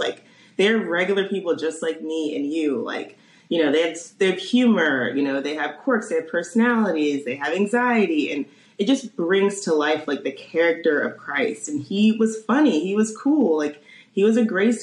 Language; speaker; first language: English; native; English